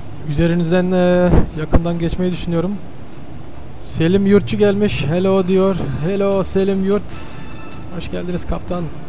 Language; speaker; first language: Turkish; early bilingual, heritage; Turkish